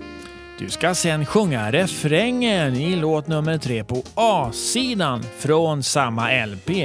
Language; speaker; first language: Swedish; native; Swedish